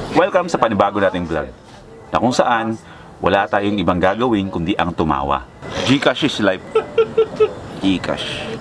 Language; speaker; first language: Filipino; native; Filipino